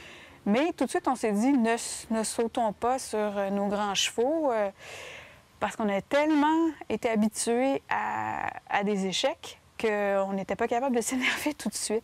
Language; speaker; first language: French; native; French